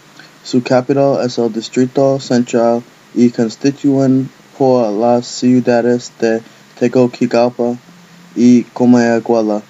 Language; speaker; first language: Spanish; non-native, learner; English